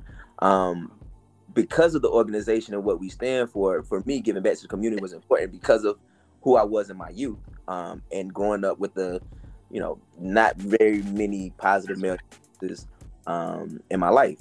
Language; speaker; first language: English; native; English